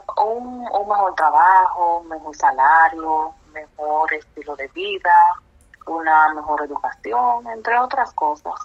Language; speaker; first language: Spanish; native; Spanish